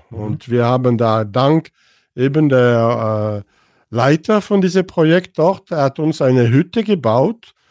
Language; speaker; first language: German; non-native, fluent; French